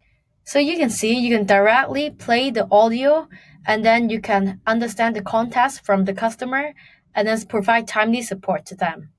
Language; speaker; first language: English; non-native, fluent; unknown